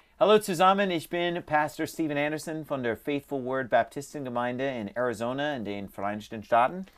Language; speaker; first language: German; non-native, learner; English